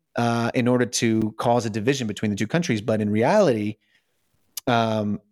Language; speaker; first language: English; early bilingual, other home language; Russian